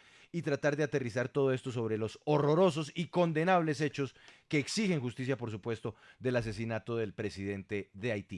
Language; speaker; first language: Spanish; native; Spanish